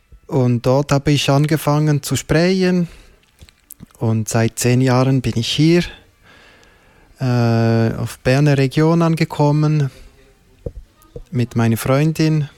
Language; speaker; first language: German; non-native, local second language; French